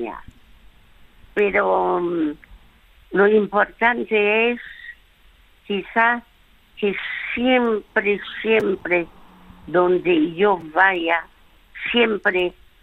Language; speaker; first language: Spanish; early bilingual, other home language; French